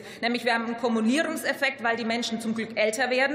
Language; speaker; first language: German; native; German